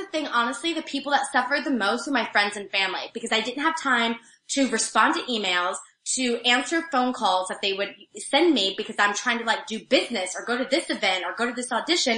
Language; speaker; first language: English; native; English